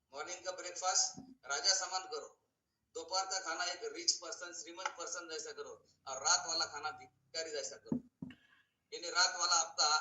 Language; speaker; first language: Hindi; non-native, local second language; Marathi